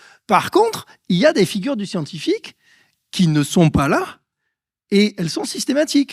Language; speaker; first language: French; native; French